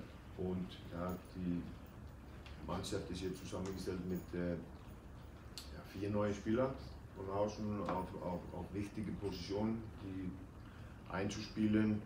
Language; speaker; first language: German; non-native, fluent; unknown